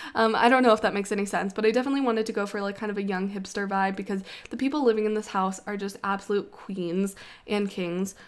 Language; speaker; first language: English; native; English